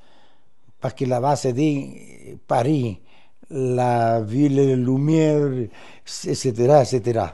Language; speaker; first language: French; non-native, fluent; Spanish